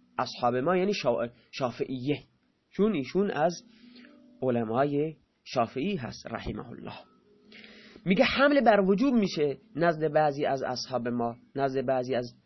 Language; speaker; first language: Persian; non-native, local second language; Baluchi